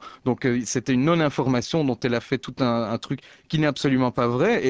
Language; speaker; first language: French; native; French